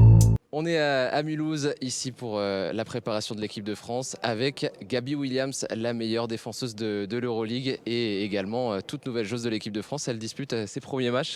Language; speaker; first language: French; native; French